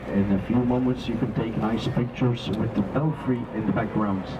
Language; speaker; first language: English; non-native, fluent; Dutch